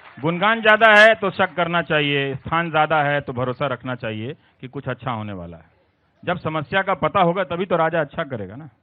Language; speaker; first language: Hindi; non-native, local second language; Bhojpuri